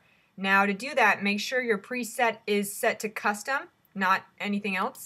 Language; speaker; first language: English; native; English